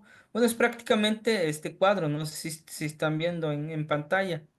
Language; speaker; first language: Spanish; native; Spanish